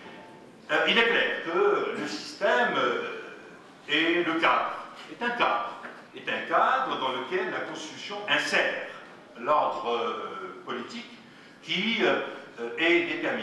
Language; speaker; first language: French; non-native, local second language; Arabic